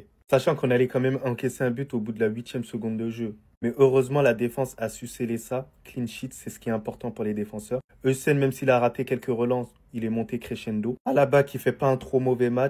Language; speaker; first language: French; native; French